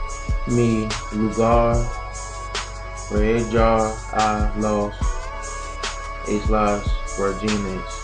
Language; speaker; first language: Spanish; non-native, learner; English